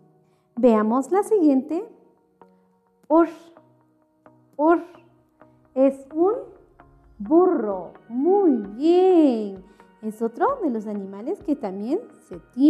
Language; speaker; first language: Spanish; non-native, local second language; Kʼicheʼ